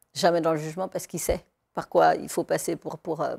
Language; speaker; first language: French; native; French